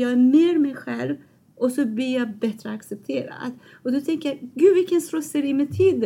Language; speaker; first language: Swedish; non-native, fluent; Persian